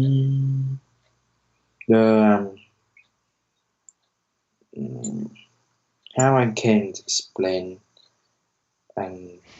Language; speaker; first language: English; non-native, learner; Vietnamese